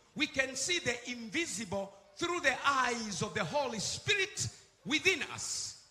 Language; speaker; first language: English; non-native, local second language; Swahili